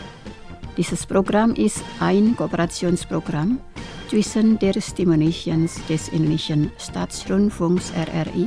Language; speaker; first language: German; non-native, fluent; Indonesian